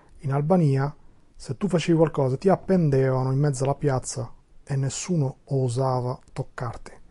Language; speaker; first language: Italian; non-native, fluent; Albanian